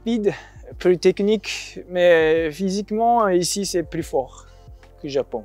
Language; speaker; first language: French; non-native, learner; Japanese